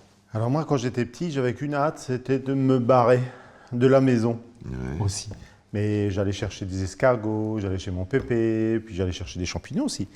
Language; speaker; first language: French; native; French